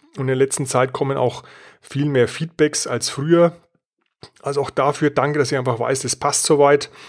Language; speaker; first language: German; native; German